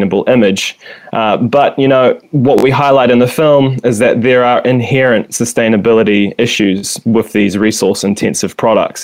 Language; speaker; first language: English; native; English